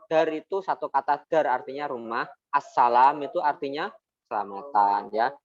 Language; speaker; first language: Indonesian; non-native, local second language; Javanese